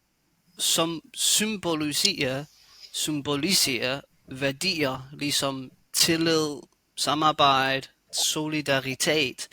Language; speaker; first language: Danish; native; Danish